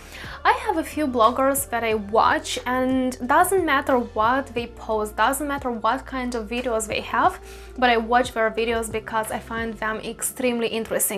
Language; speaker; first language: English; non-native, fluent; Russian